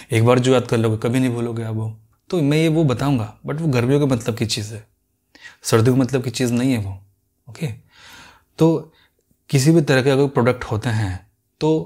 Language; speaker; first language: Hindi; native; Hindi